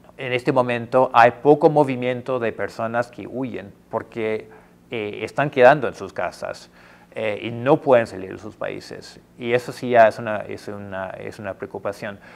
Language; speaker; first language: Spanish; non-native, fluent; English